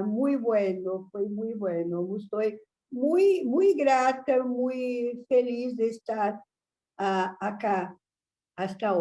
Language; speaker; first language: Spanish; non-native, learner; Portuguese